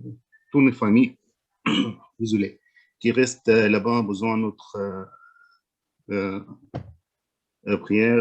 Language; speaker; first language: French; non-native, learner; Arabic